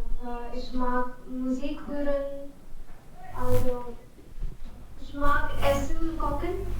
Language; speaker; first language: German; non-native, learner; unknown